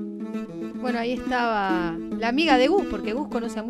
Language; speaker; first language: Spanish; native; Spanish